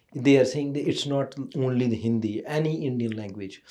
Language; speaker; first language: English; non-native, local second language; Punjabi